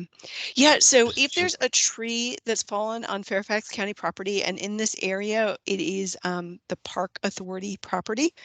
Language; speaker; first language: English; native; English